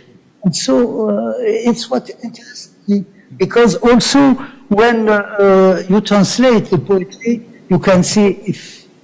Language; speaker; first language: English; non-native, learner; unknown